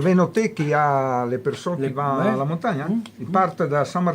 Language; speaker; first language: French; non-native, fluent; Italian